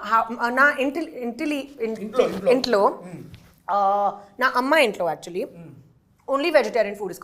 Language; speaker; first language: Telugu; non-native, local second language; Hindi